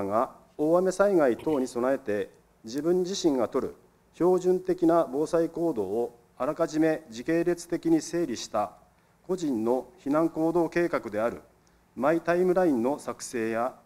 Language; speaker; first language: Japanese; native; Japanese